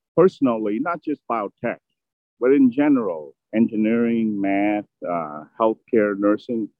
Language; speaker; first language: English; early bilingual, other home language; Vietnamese